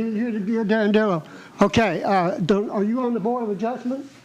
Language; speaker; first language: English; native; English